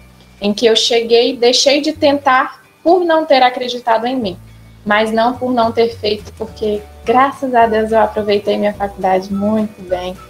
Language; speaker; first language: Portuguese; native; Portuguese